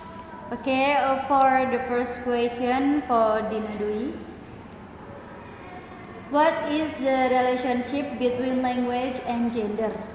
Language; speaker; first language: English; non-native, learner; Indonesian